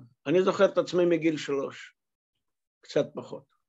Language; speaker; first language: Hebrew; non-native, fluent; Russian